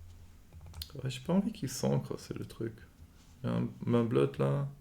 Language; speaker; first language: French; non-native, fluent; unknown